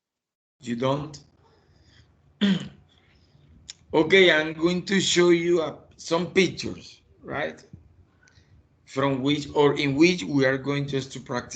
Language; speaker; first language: English; non-native, fluent; Spanish